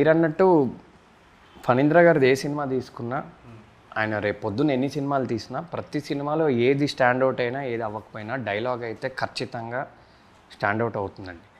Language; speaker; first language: Telugu; native; Telugu